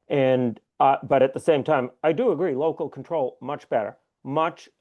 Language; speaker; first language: English; native; English